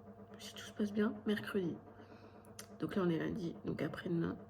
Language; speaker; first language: French; native; French